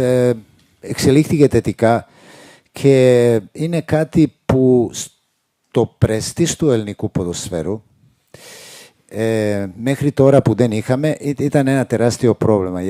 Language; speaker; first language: Greek; non-native, fluent; Serbian